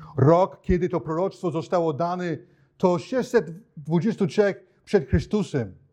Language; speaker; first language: Polish; non-native, fluent; English